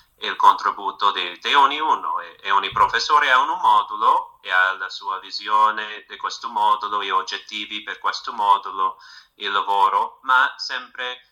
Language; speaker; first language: Italian; non-native, fluent; English